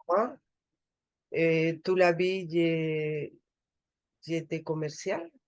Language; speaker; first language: French; non-native, learner; Spanish